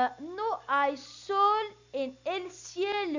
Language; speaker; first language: Spanish; non-native, learner; Portuguese